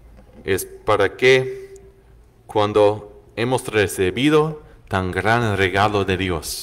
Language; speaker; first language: Spanish; non-native, fluent; English